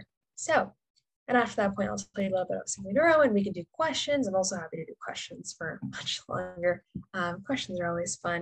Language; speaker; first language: English; native; English